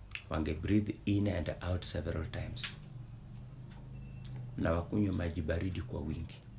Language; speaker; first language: English; non-native, local second language; Swahili